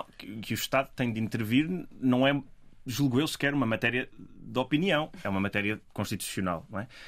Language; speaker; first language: Portuguese; native; Portuguese